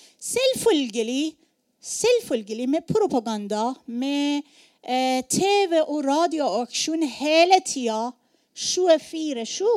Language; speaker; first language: Norwegian; non-native, learner; Persian